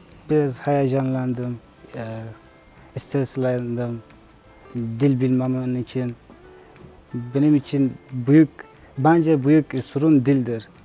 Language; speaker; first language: Turkish; non-native, learner; Uzbek